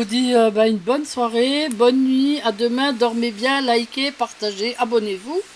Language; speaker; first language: French; native; French